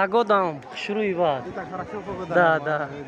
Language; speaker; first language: Russian; non-native, learner; Tajik